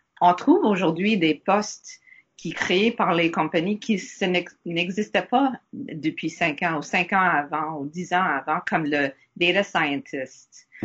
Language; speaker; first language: French; non-native, learner; English